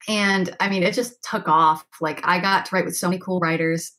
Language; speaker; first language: English; native; English